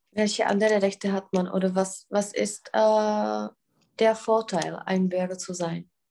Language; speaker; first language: German; non-native, fluent; Czech